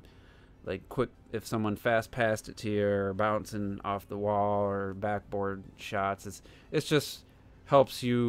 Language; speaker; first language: English; native; English